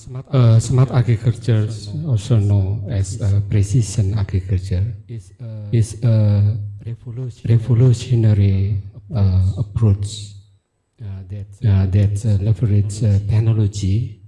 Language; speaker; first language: English; non-native, learner; Indonesian